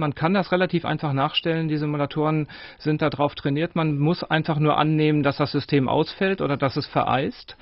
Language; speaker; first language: German; native; German